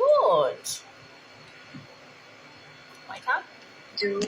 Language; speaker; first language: German; non-native, fluent; Thai